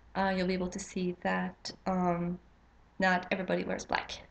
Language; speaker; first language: English; non-native, fluent; French